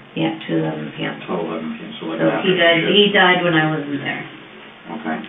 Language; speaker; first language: English; native; English